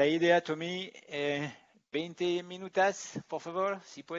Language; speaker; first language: Spanish; non-native, learner; English